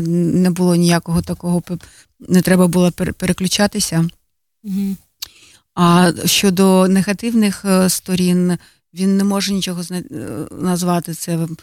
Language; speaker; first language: Ukrainian; native; Ukrainian